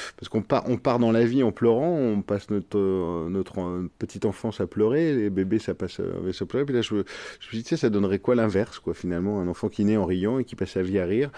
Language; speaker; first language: French; native; French